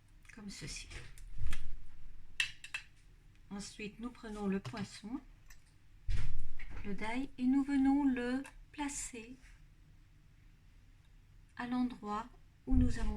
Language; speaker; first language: French; native; French